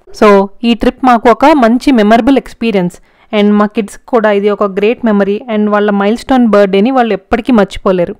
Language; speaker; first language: Telugu; native; Telugu